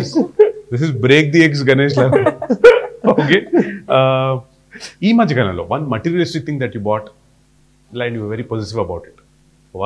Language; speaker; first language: Telugu; native; Telugu